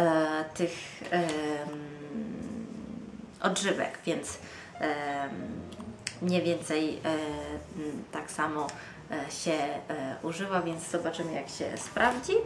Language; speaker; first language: Polish; non-native, fluent; Italian